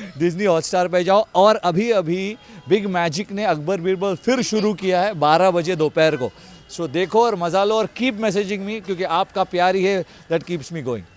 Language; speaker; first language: Hindi; non-native, local second language; Tulu